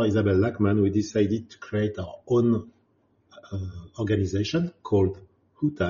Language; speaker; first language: English; non-native, fluent; French